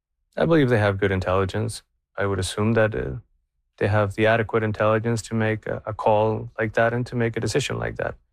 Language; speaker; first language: English; non-native, fluent; Spanish